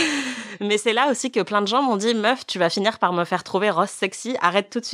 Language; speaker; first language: French; native; French